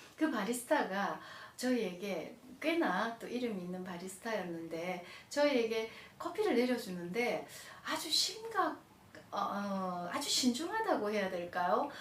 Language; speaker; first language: Korean; native; Korean